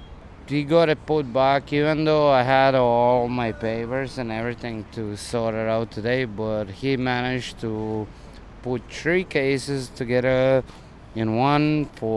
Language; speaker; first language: English; non-native, fluent; Croatian